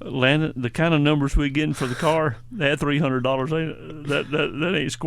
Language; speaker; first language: English; native; English